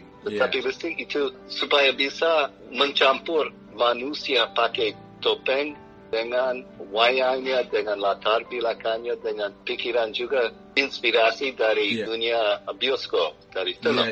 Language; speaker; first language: Indonesian; non-native, fluent; English